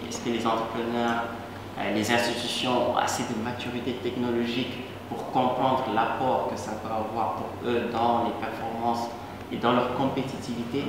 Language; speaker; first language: French; non-native, local second language; Wolof